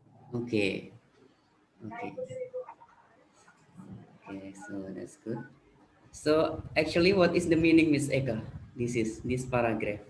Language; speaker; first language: English; non-native, fluent; Indonesian